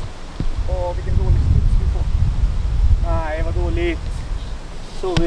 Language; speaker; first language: Swedish; native; Swedish